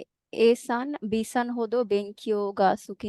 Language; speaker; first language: Japanese; non-native, learner; Bangla